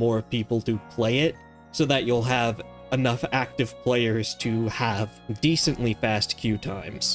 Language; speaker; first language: English; native; English